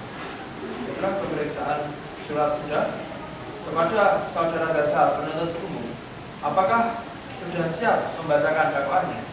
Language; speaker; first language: Indonesian; native; Indonesian